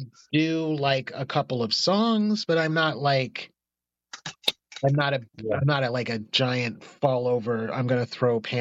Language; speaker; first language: English; native; English